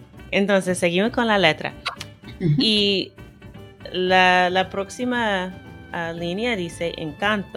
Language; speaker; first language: Spanish; non-native, fluent; English